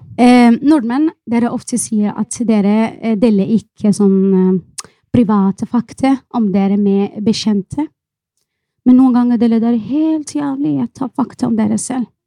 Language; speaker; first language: Norwegian; non-native, fluent; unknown